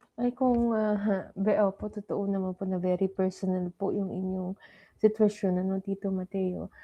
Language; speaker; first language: Filipino; non-native, local second language; Pampanga